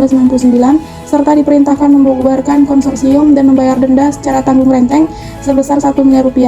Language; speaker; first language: Indonesian; native; Indonesian